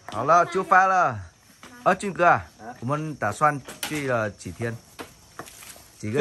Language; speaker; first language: Chinese; non-native, fluent; Vietnamese